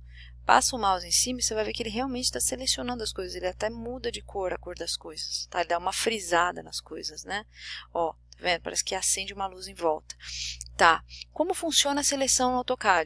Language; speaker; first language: Portuguese; native; Portuguese